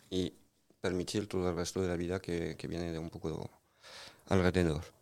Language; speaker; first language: Spanish; non-native, fluent; French